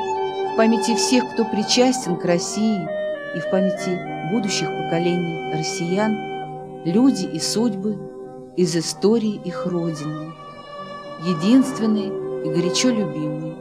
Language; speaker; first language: Russian; native; Russian